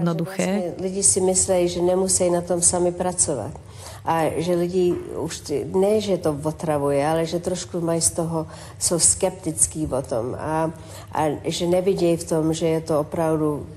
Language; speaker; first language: Czech; early bilingual, heritage; Czech